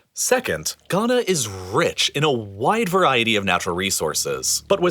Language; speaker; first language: English; native; English